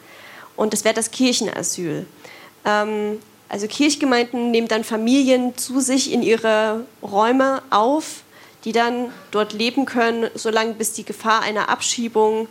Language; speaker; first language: German; native; German